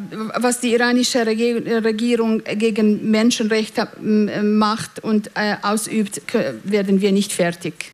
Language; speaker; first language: German; non-native, fluent; Central Kurdish